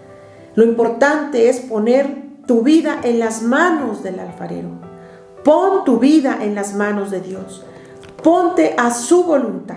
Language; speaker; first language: Spanish; native; Spanish